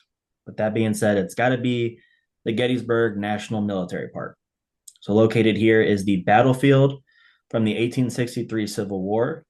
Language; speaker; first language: English; native; English